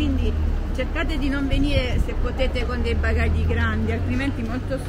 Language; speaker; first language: Italian; native; Italian